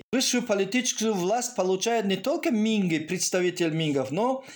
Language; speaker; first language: Russian; non-native, local second language; Tajik